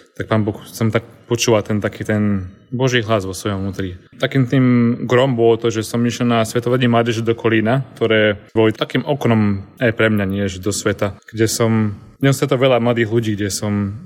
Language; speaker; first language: Slovak; native; Slovak